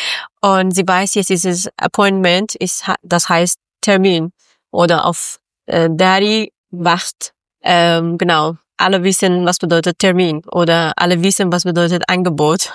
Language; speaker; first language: German; non-native, learner; Persian